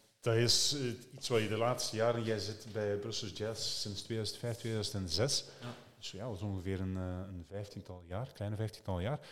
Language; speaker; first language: Dutch; native; Dutch